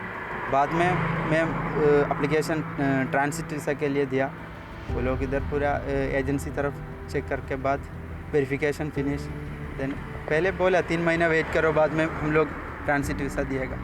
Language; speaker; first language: Hindi; non-native, local second language; Malayalam